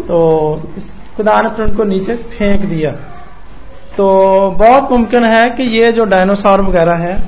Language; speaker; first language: Urdu; non-native, local second language; Punjabi